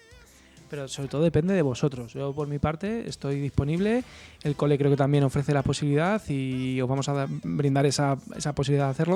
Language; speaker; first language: Spanish; native; Spanish